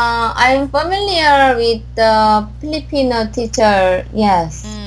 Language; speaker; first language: English; non-native, learner; Korean